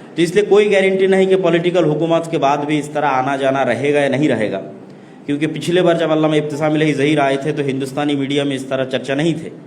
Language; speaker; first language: Urdu; non-native, fluent; Bangla